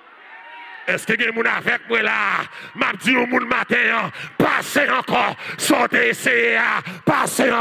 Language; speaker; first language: French; non-native, learner; Haitian Creole